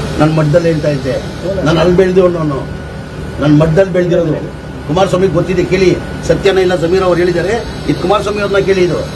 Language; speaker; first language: Kannada; non-native, local second language; Urdu